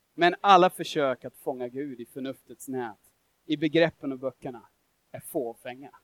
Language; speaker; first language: Swedish; non-native, fluent; English